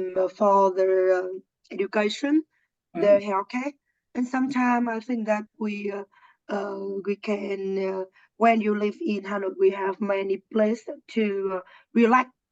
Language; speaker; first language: English; non-native, learner; Vietnamese